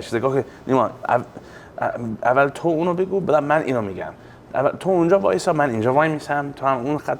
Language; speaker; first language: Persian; early bilingual, heritage; English